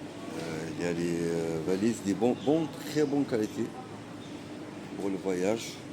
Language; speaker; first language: French; non-native, learner; Arabic